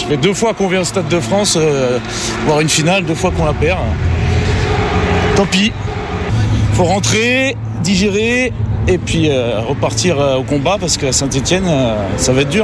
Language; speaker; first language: French; native; French